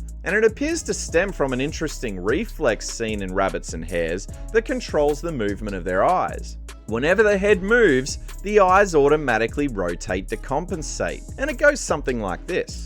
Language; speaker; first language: English; native; English